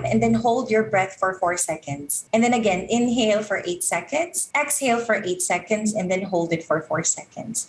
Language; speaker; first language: English; non-native, local second language; Filipino